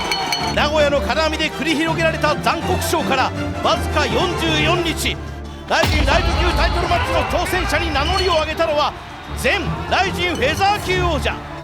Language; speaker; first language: Japanese; native; Japanese